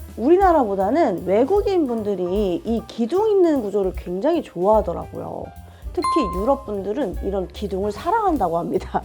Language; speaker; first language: Korean; native; Korean